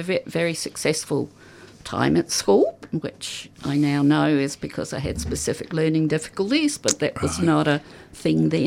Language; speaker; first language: English; native; English